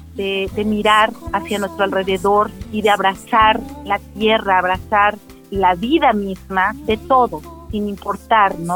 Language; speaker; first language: Spanish; native; Spanish